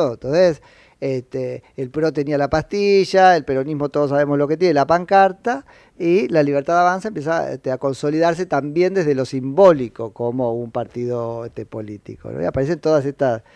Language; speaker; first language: Spanish; native; Spanish